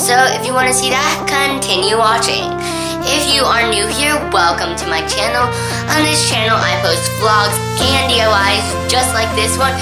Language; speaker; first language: English; native; English